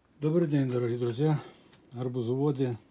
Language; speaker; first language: Ukrainian; native; Ukrainian